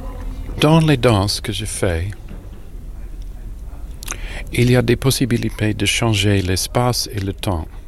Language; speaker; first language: French; non-native, fluent; English